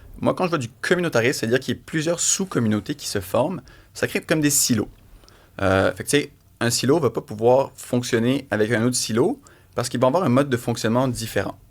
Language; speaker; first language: French; native; French